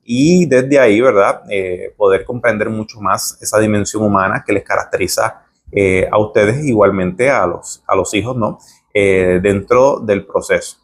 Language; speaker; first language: Spanish; native; Spanish